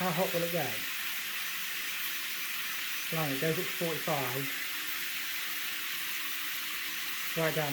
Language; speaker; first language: English; native; English